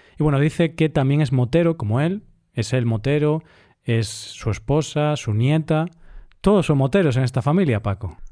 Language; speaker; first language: Spanish; native; Spanish